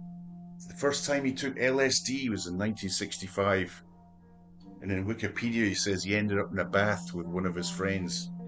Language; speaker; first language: English; native; English